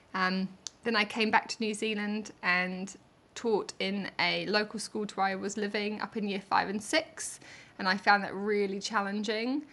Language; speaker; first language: English; native; English